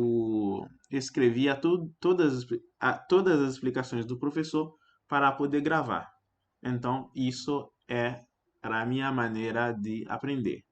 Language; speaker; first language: Portuguese; non-native, fluent; French